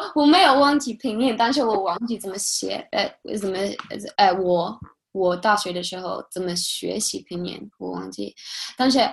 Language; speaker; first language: Chinese; non-native, fluent; English